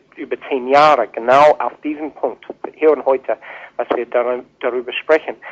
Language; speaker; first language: German; non-native, fluent; English